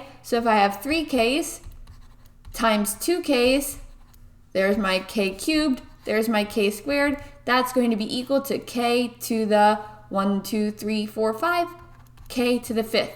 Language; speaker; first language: English; native; English